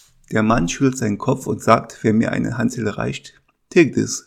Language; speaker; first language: German; native; German